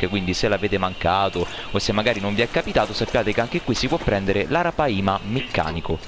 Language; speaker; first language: Italian; native; Italian